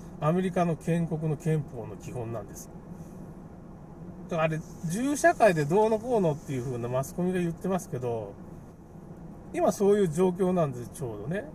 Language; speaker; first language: Japanese; native; Japanese